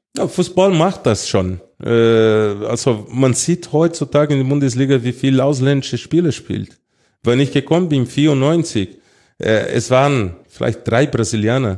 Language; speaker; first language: German; non-native, fluent; Portuguese